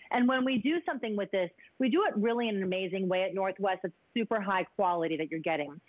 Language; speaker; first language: English; native; English